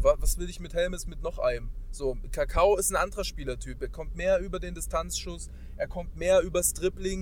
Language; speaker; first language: German; native; German